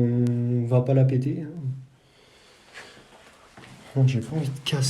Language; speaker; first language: French; native; French